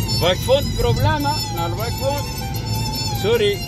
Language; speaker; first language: Dutch; non-native, learner; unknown